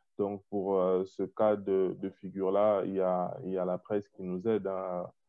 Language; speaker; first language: French; non-native, local second language; Lingala